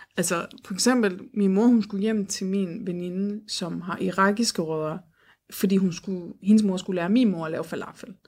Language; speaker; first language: Danish; early bilingual, other home language; Turkish